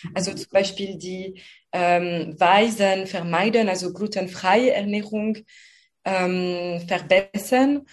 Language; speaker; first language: German; non-native, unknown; French